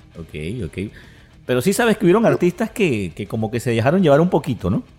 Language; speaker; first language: Spanish; native; Spanish